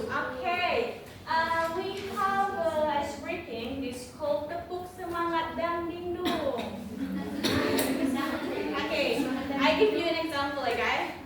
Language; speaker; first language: English; non-native, learner; Indonesian